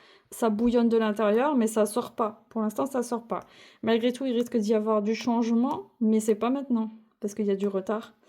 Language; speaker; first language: French; native; French